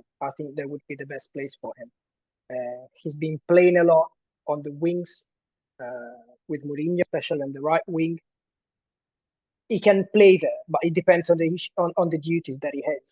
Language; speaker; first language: English; non-native, fluent; Italian